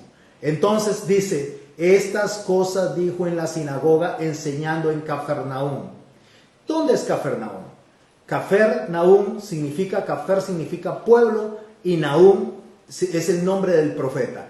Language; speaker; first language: Spanish; native; Spanish